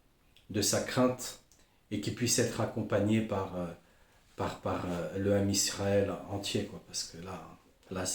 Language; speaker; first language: French; native; French